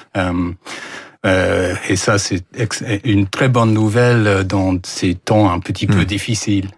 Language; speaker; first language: French; non-native, fluent; English